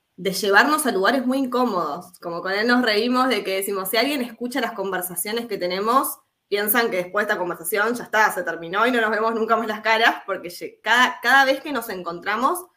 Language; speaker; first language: Spanish; native; Spanish